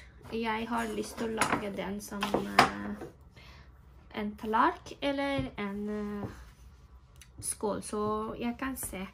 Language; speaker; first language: Norwegian; non-native, fluent; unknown